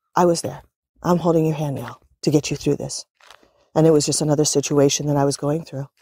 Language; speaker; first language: English; native; English